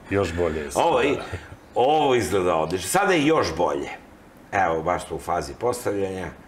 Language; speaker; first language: Serbian; native; Serbian